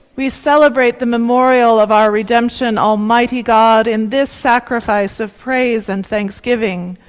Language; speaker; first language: English; native; English